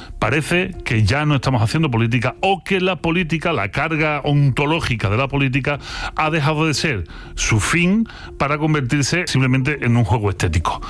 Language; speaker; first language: Spanish; native; Spanish